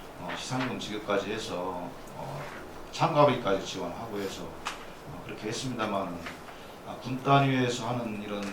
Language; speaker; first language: Korean; native; Korean